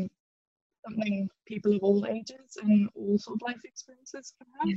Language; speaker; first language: English; native; English